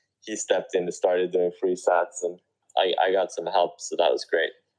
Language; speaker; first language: English; native; English